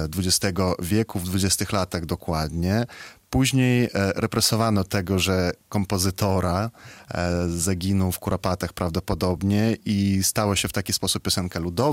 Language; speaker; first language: Polish; non-native, fluent; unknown